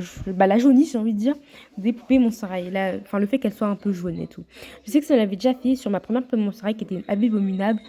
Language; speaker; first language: French; native; French